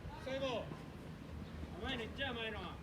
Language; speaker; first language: Japanese; native; Japanese